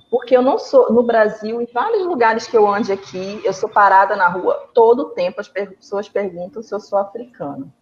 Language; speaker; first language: Portuguese; native; Portuguese